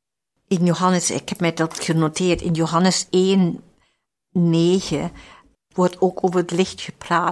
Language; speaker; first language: Dutch; non-native, fluent; German